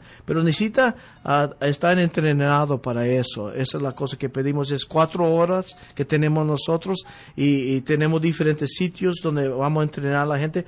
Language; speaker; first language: Spanish; early bilingual, heritage; Spanish